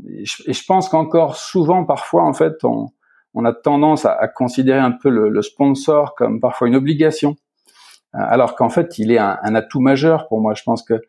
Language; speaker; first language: French; native; French